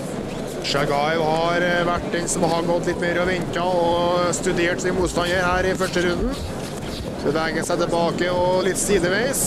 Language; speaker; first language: Norwegian; native; Norwegian